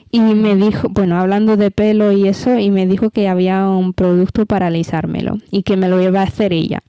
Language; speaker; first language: Spanish; early bilingual, other home language; Amharic